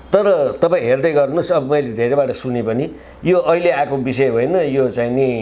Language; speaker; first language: Nepali; native; Nepali